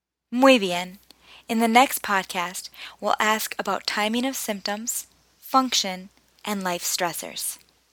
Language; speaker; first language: English; native; English